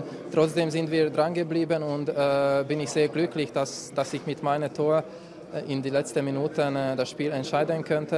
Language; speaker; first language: German; non-native, fluent; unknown